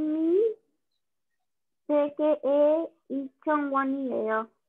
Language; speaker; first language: Korean; non-native, learner; Spanish